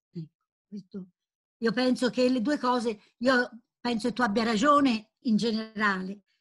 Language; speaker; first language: Italian; native; Italian